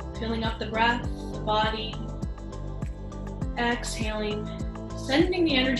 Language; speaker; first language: English; native; English